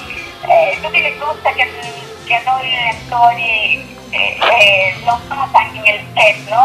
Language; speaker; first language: Italian; non-native, learner; Spanish